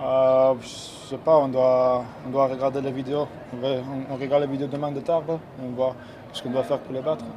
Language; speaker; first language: French; non-native, learner; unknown